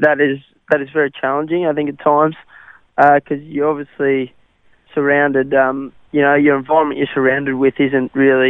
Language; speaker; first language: English; non-native, local second language; Afrikaans